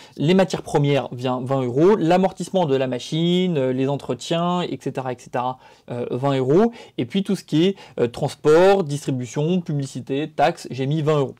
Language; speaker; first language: French; native; French